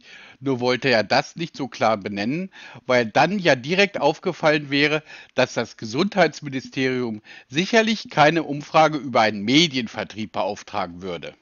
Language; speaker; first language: German; native; German